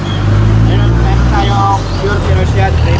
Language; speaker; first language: Filipino; native; Filipino